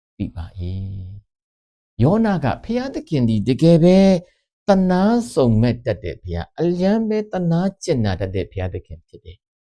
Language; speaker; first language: Burmese; non-native, local second language; Kachin